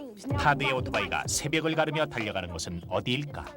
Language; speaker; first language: Korean; native; Korean